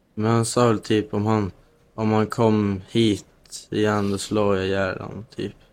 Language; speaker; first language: Swedish; native; Swedish